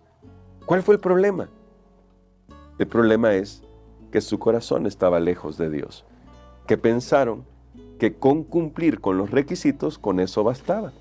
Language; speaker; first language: Spanish; native; Spanish